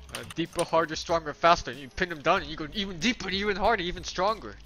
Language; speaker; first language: English; early bilingual, heritage; Dutch